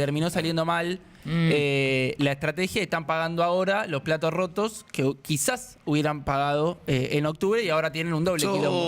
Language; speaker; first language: Spanish; native; Spanish